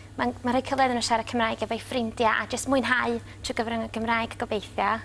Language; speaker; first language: Welsh; native; Welsh